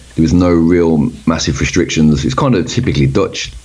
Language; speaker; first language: English; native; English